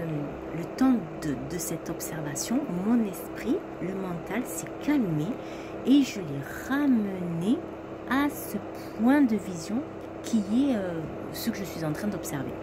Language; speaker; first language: French; native; French